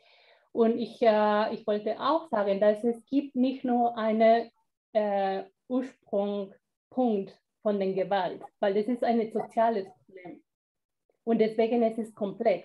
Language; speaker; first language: German; non-native, fluent; Spanish